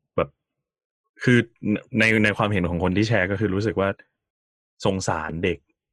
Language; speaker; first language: Thai; native; Thai